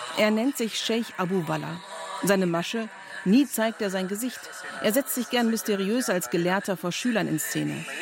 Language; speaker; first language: German; native; German